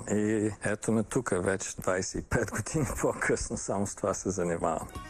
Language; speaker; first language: Bulgarian; native; Bulgarian